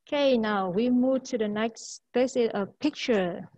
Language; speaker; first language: English; non-native, fluent; Vietnamese